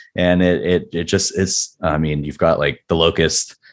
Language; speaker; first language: English; native; English